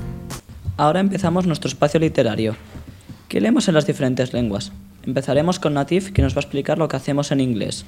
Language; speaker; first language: Spanish; native; Spanish